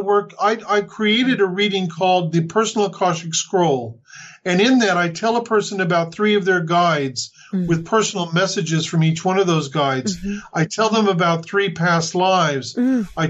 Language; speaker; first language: English; native; English